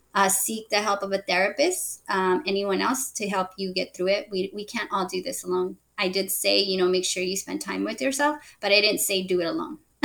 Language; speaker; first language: English; early bilingual, other home language; Spanish